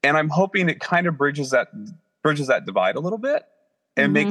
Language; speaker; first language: English; native; English